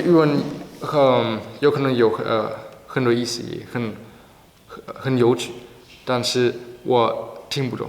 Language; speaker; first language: Chinese; non-native, learner; German